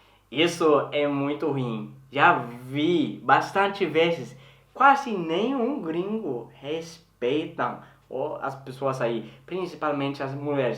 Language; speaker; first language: Portuguese; non-native, learner; Swedish